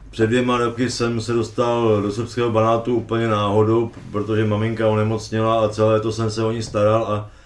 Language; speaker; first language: Czech; native; Czech